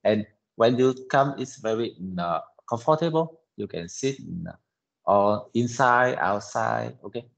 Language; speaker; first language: English; non-native, learner; Vietnamese